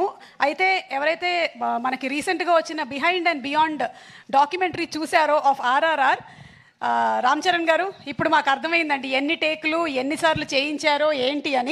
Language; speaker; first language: Telugu; native; Telugu